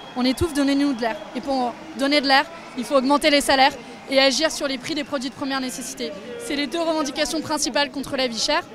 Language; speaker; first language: French; native; French